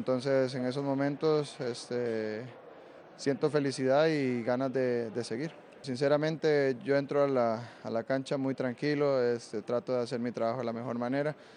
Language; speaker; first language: Spanish; native; Spanish